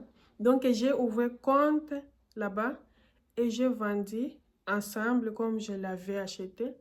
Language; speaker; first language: French; non-native, fluent; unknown